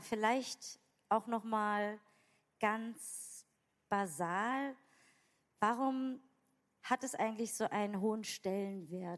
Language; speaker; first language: German; native; German